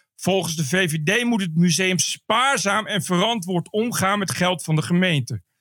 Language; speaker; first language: Dutch; native; Dutch